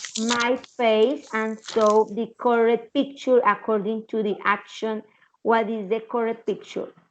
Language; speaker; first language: English; non-native, learner; Spanish